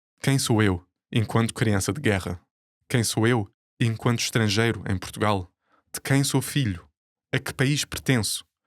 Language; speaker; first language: Portuguese; native; Portuguese